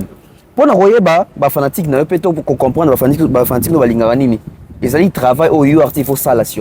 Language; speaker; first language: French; non-native, local second language; Lingala